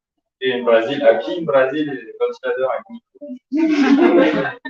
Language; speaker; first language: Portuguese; non-native, learner; French